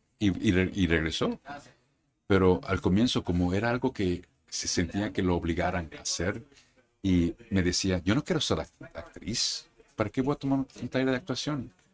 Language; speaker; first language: Spanish; early bilingual, heritage; Spanish